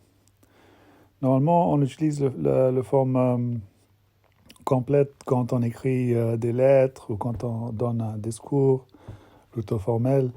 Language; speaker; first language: French; non-native, fluent; English